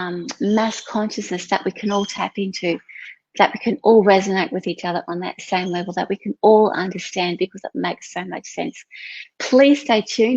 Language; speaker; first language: English; native; English